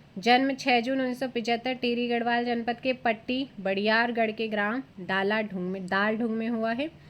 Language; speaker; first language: Hindi; native; Hindi